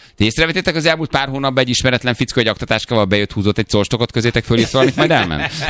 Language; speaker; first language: Hungarian; native; Hungarian